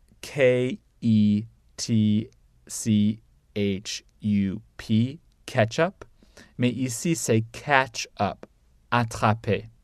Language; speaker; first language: French; non-native, fluent; English